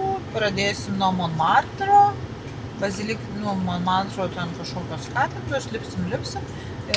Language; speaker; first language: Lithuanian; native; Lithuanian